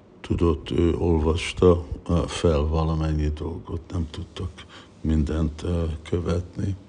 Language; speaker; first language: Hungarian; early bilingual, heritage; Hungarian